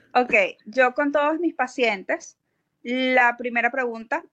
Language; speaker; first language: Spanish; native; Spanish